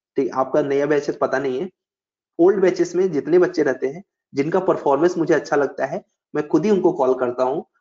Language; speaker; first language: Hindi; native; Hindi